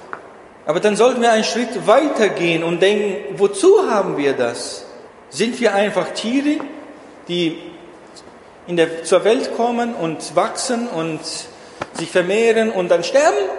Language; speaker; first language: German; non-native, fluent; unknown